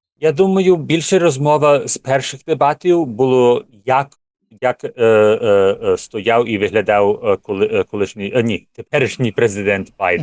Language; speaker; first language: Ukrainian; early bilingual, heritage; English